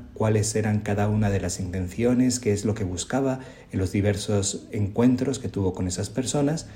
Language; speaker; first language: Spanish; native; Spanish